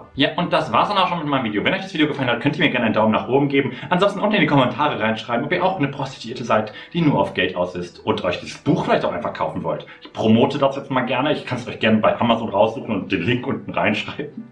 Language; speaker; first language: German; native; German